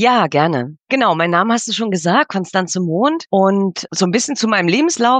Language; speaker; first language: German; native; German